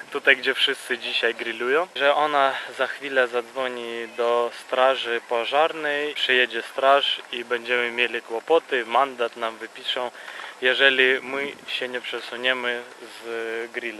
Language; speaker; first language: Polish; non-native, fluent; Russian